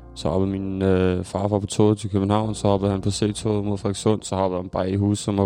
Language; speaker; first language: Danish; early bilingual, other home language; Macedonian